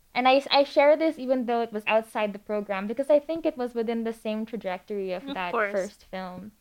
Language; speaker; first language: English; non-native, local second language; Filipino